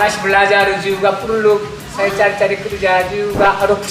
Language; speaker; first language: Indonesian; non-native, learner; Korean